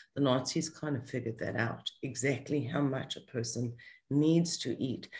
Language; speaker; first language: English; native; English